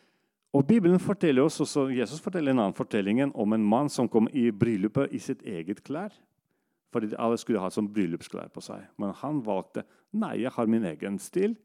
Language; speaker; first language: Norwegian; non-native, fluent; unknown